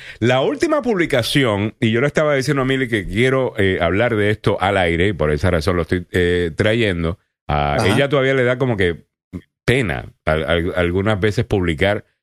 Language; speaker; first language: Spanish; native; Spanish